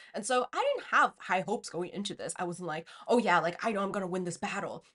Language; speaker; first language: English; non-native, fluent; Chinese